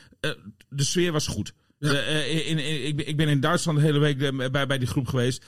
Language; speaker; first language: Dutch; native; Dutch